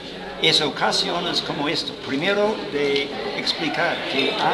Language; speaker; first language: Spanish; non-native, fluent; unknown